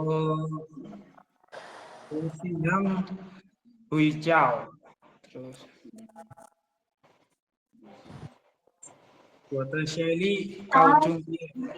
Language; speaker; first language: Chinese; non-native, learner; Indonesian